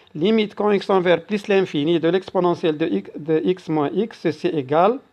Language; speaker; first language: French; non-native, local second language; Arabic